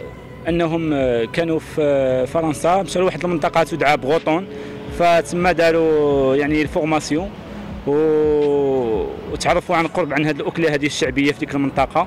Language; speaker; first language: Arabic; native; Arabic